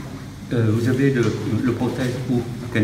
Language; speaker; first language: French; non-native, fluent; Vietnamese